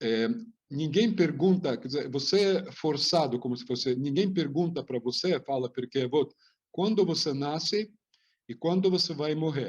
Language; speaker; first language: Portuguese; non-native, fluent; Hebrew